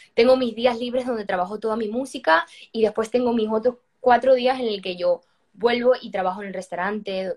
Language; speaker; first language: Spanish; native; Spanish